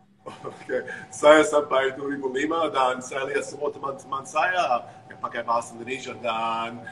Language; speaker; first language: Indonesian; non-native, fluent; English